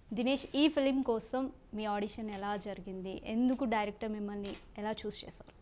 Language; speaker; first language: Telugu; native; Telugu